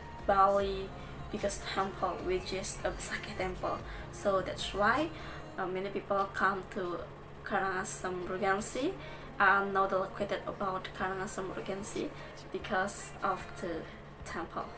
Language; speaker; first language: English; non-native, learner; Balinese